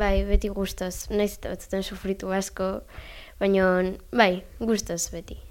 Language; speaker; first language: Basque; non-native, local second language; Spanish